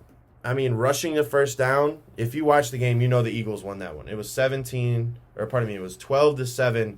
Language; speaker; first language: English; native; English